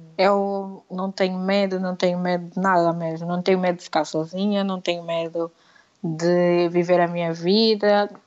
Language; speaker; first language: Portuguese; native; Portuguese